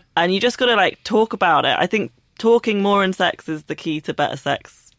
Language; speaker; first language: English; native; English